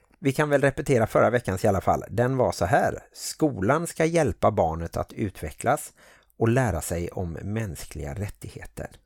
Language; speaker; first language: Swedish; native; Swedish